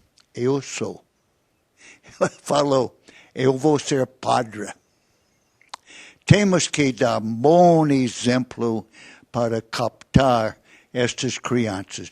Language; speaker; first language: Portuguese; non-native, fluent; English